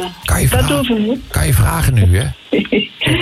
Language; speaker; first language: Dutch; native; Dutch